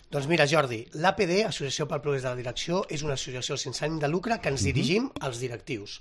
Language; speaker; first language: Catalan; native; Catalan